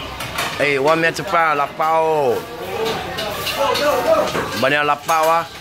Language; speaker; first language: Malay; non-native, local second language; Chinese